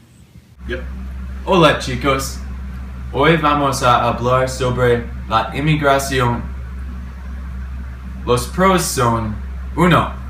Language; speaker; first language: Spanish; non-native, learner; English